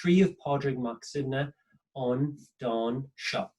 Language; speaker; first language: Irish; non-native, local second language; English